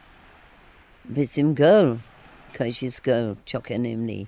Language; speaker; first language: Turkish; non-native, learner; English